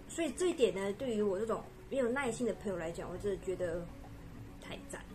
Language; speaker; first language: Chinese; native; Chinese